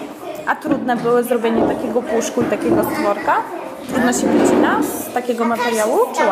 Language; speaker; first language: Polish; native; Polish